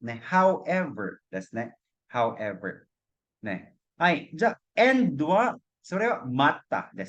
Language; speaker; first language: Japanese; non-native, fluent; Cebuano